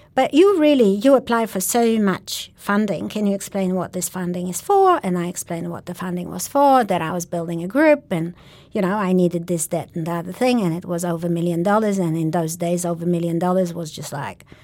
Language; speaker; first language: English; non-native, fluent; Polish